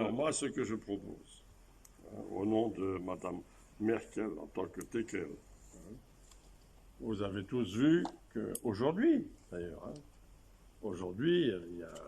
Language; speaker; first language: French; native; French